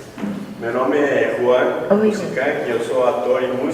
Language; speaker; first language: Portuguese; non-native, fluent; Spanish